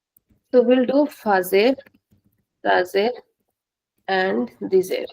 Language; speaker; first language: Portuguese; non-native, fluent; Hindi